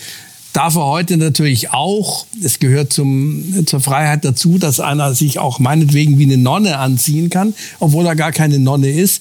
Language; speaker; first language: German; native; German